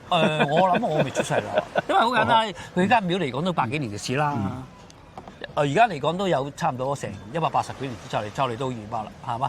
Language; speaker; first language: Cantonese; native; Cantonese